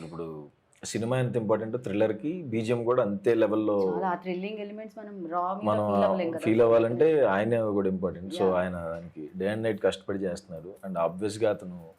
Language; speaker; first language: Telugu; native; Telugu